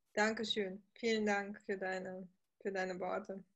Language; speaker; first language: German; non-native, fluent; Spanish